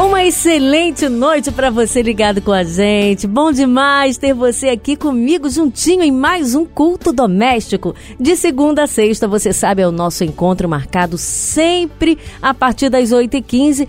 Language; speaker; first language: Portuguese; native; Portuguese